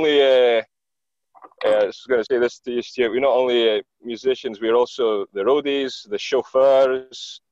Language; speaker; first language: English; non-native, fluent; Greek